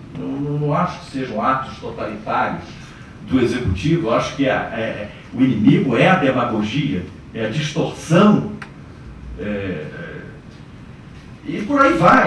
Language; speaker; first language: Portuguese; native; Portuguese